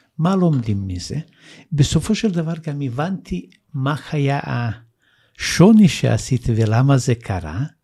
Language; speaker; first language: Hebrew; non-native, fluent; Russian